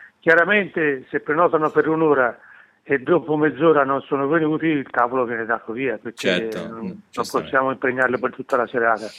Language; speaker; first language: Italian; native; Italian